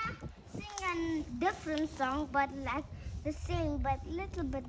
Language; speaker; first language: English; non-native, learner; Persian